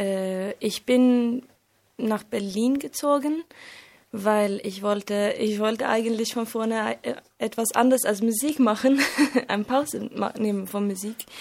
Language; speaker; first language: German; non-native, fluent; Swedish